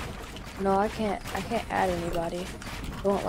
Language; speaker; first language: English; native; English